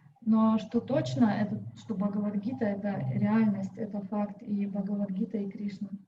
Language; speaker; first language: Russian; native; Russian